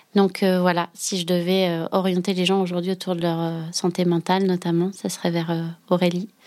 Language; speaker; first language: French; native; French